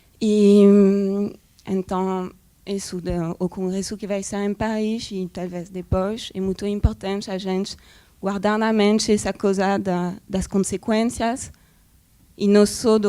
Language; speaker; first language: Portuguese; non-native, fluent; French